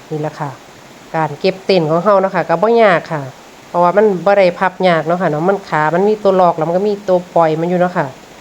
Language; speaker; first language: Thai; native; Thai